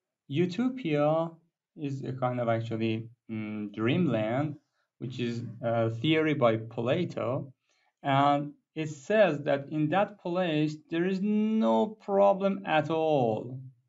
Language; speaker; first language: English; non-native, fluent; Persian